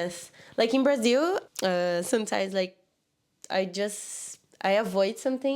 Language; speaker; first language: English; non-native, learner; Portuguese